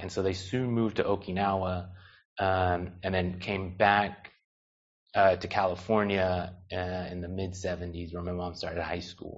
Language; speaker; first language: English; native; English